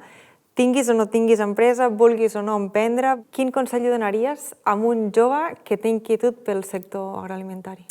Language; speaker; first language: Catalan; native; Catalan